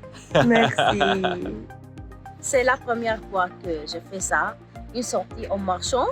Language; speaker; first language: French; non-native, learner; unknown